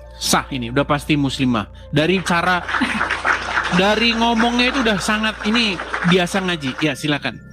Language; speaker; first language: Indonesian; native; Indonesian